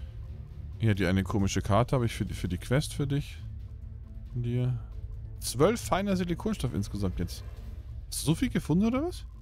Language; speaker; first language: German; native; German